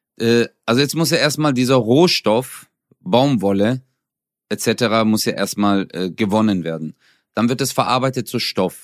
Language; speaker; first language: German; early bilingual, other home language; Turkish